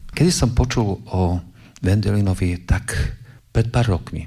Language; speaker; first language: Slovak; non-native, fluent; Polish